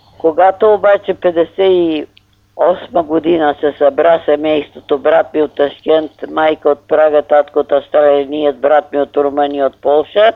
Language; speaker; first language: Bulgarian; native; Bulgarian